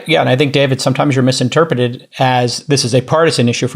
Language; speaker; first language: English; native; English